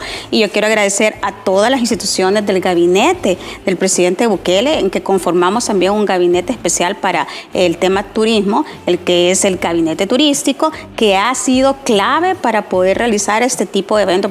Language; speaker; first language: Spanish; native; Spanish